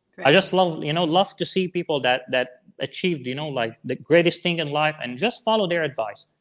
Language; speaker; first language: English; non-native, fluent; Arabic